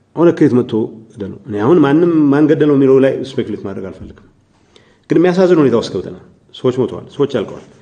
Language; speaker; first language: Amharic; non-native, local second language; Tigrinya